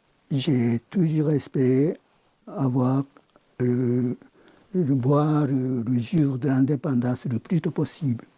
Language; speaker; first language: French; non-native, fluent; Japanese